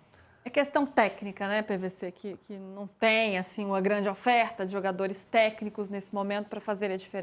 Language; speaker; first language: Portuguese; native; Portuguese